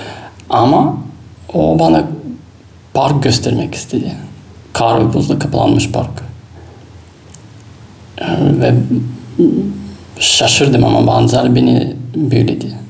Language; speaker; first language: Turkish; non-native, fluent; Russian